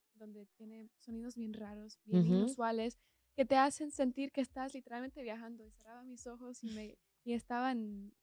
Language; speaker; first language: Spanish; early bilingual, heritage; Spanish